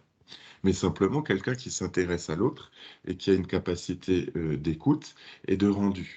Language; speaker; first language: French; native; French